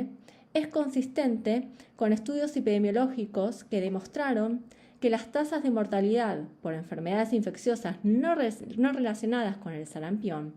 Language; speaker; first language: Spanish; native; Spanish